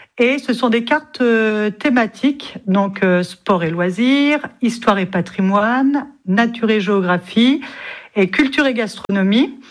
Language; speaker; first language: French; native; French